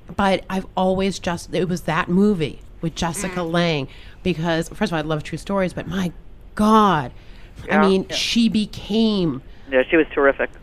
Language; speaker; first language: English; native; English